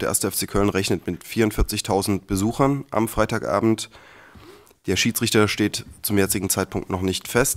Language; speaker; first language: German; native; German